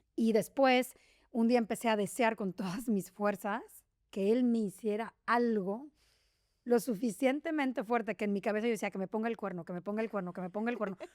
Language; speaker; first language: Spanish; native; Spanish